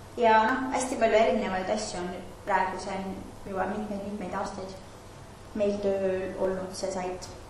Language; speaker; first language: Estonian; non-native, fluent; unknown